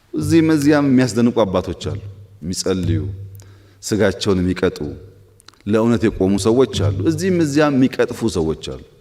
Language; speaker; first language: Amharic; non-native, local second language; Oromo